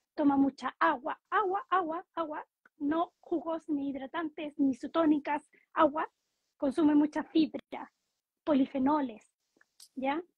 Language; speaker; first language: Spanish; native; Spanish